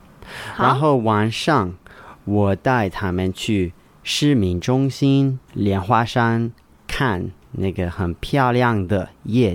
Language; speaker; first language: Chinese; non-native, learner; English